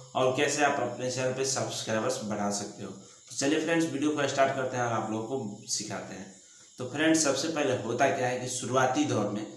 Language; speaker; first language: Hindi; native; Hindi